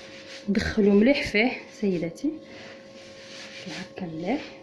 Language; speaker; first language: Arabic; native; Arabic